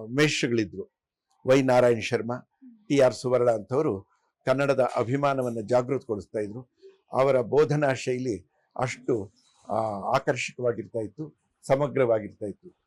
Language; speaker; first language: Kannada; native; Kannada